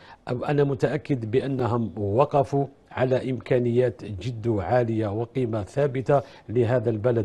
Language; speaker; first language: Arabic; native; Arabic